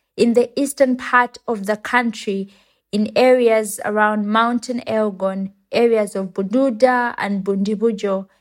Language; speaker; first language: English; non-native, local second language; Ganda